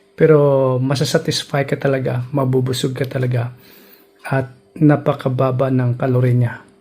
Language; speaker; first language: Filipino; native; Filipino